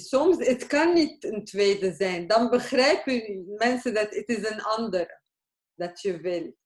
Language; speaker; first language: Dutch; non-native, learner; Arabic